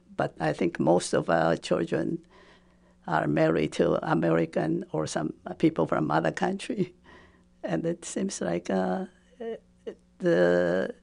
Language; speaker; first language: English; non-native, fluent; Japanese